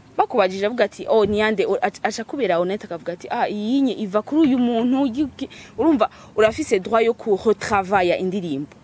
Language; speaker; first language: Rundi; early bilingual, heritage; Rundi